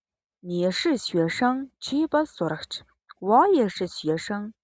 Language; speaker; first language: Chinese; non-native, fluent; Mongolian